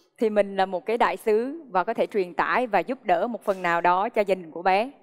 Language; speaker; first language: Vietnamese; non-native, local second language; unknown